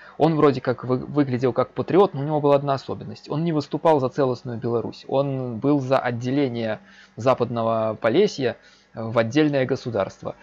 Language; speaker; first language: Russian; native; Russian